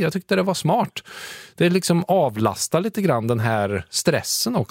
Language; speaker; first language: Swedish; native; Swedish